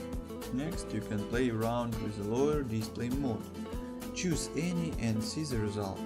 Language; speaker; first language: English; non-native, fluent; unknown